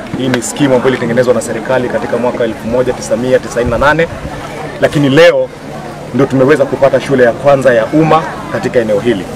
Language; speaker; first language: Swahili; native; Swahili